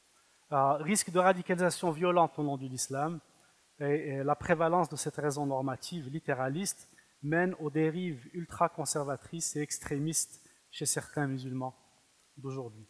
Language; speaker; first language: French; non-native, fluent; Arabic